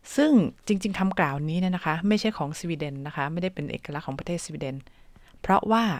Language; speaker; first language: Thai; native; Thai